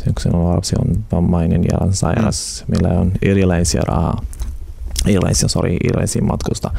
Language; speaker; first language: Finnish; non-native, learner; Arabic